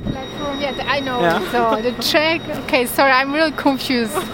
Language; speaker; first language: English; non-native, learner; Turkish